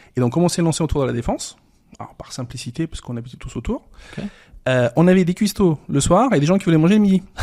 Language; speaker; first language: French; early bilingual, other home language; Serbian